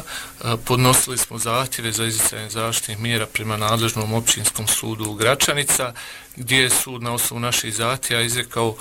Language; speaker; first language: Bosnian; native; Bosnian